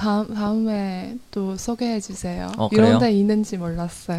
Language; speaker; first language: Korean; non-native, fluent; Chinese